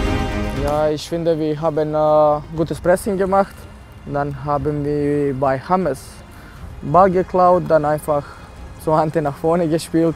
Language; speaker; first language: German; non-native, fluent; Serbian